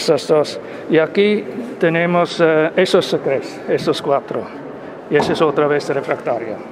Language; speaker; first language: Spanish; non-native, fluent; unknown